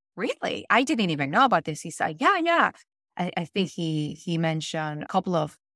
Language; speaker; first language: English; non-native, fluent; Spanish